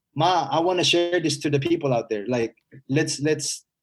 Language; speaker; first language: English; non-native, local second language; Filipino